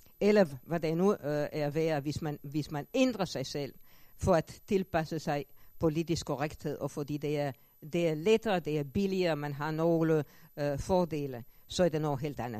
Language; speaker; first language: Danish; non-native, fluent; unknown